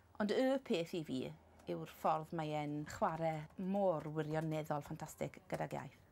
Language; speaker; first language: Welsh; native; Welsh